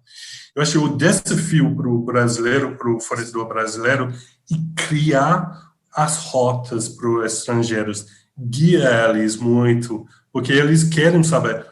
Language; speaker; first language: Portuguese; non-native, fluent; English